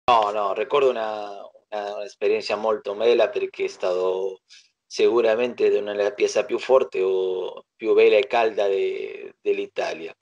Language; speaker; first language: Italian; non-native, fluent; Spanish